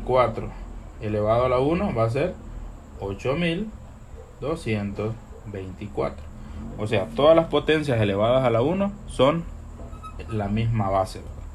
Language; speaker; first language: Spanish; native; Spanish